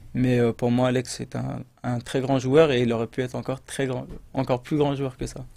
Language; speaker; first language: French; native; French